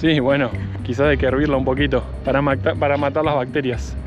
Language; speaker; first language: Spanish; native; Spanish